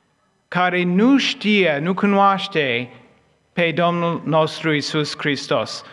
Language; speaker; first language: Romanian; non-native, fluent; English